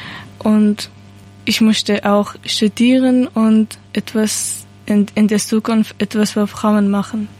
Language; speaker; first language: German; non-native, learner; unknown